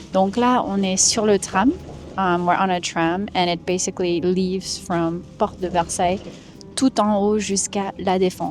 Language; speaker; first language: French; non-native, fluent; English